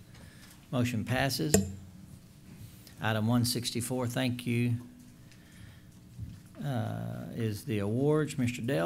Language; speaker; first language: English; native; English